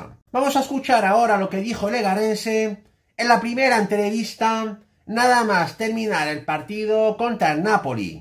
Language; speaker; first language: Spanish; native; Spanish